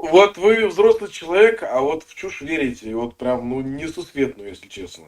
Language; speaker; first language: Russian; native; Russian